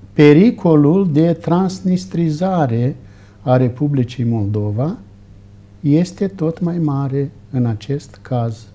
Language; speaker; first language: Romanian; native; Romanian